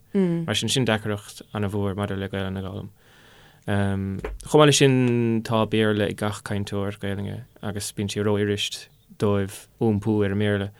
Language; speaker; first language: Irish; non-native, local second language; English